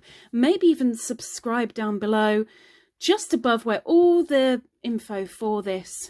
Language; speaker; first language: English; native; English